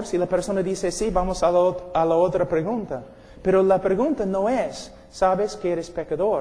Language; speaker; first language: Spanish; non-native, fluent; English